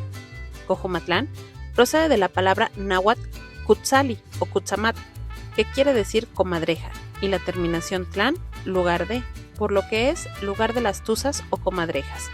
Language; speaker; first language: Spanish; native; Spanish